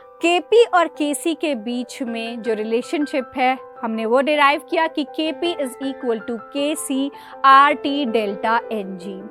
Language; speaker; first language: Hindi; native; Hindi